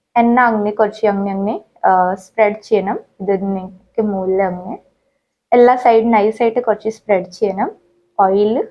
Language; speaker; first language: Malayalam; non-native, local second language; Hindi